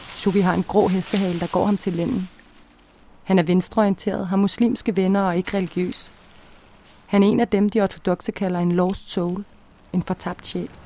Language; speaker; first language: Danish; native; Danish